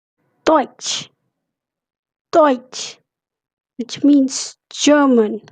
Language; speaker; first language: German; non-native, fluent; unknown